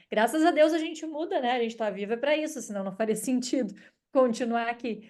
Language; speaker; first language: Portuguese; native; Portuguese